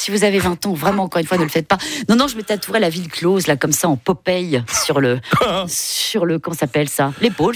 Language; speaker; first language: French; native; French